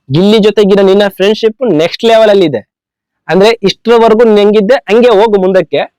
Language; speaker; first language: Kannada; non-native, local second language; Tulu